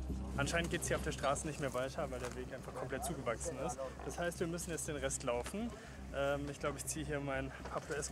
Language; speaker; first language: German; native; German